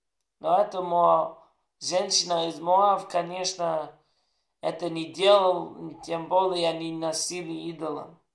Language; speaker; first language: Russian; non-native, learner; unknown